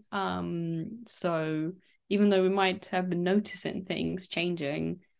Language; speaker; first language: English; early bilingual, other home language; Ukrainian